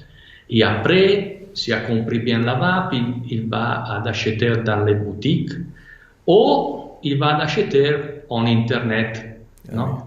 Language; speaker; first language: French; non-native, fluent; Italian